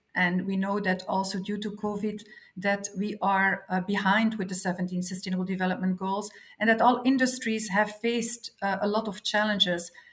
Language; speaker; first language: English; non-native, fluent; Dutch